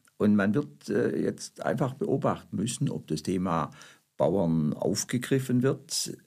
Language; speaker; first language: German; native; German